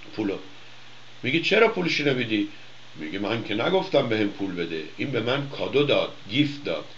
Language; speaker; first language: Persian; native; Persian